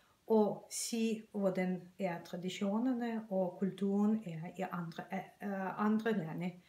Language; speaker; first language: Danish; non-native, fluent; Azerbaijani